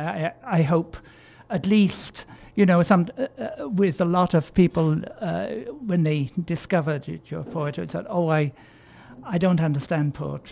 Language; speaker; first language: English; native; English